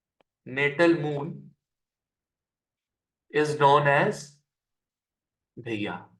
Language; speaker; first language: English; non-native, local second language; Hindi